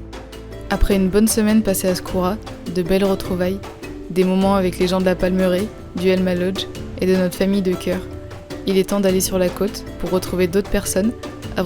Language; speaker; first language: French; native; French